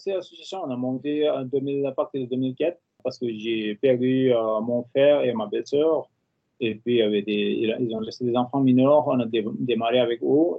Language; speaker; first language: French; non-native, fluent; Nepali